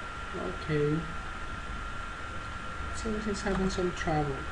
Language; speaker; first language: English; non-native, fluent; Spanish